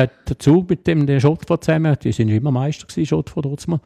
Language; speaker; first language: German; native; German